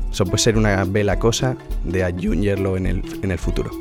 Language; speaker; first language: Italian; non-native, learner; Spanish